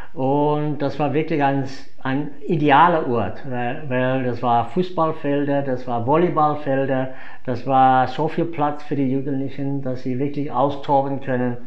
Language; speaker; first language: German; non-native, fluent; English